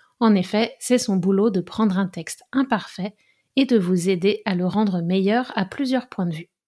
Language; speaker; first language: French; native; French